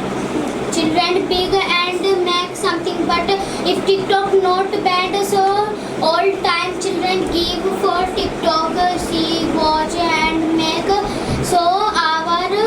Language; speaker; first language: English; non-native, learner; Hindi